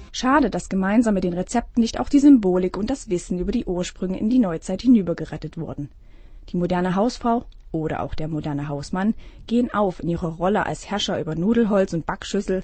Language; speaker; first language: German; native; German